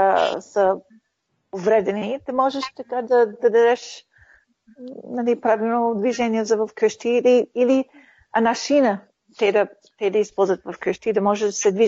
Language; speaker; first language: Bulgarian; early bilingual, heritage; Bulgarian